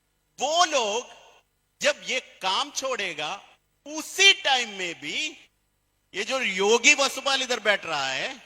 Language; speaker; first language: Hindi; non-native, learner; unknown